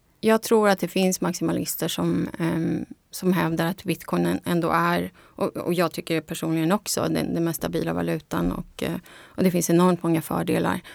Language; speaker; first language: Swedish; non-native, fluent; Spanish